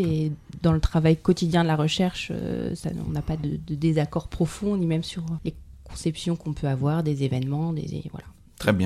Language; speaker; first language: French; native; French